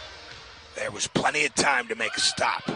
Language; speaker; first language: English; native; English